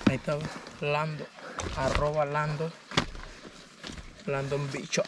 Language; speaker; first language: Spanish; native; Spanish